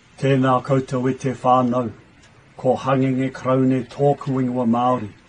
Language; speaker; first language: Māori; non-native, local second language; English